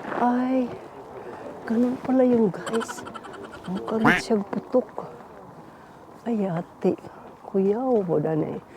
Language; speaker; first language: Filipino; non-native, local second language; Cebuano